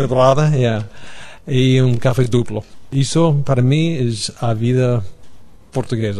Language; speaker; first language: Portuguese; non-native, learner; English